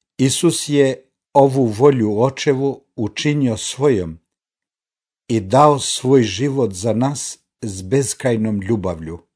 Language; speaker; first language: Croatian; non-native, fluent; Albanian